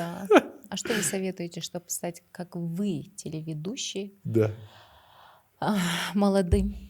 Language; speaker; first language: Russian; non-native, local second language; Kazakh